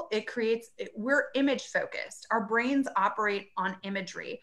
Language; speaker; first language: English; native; English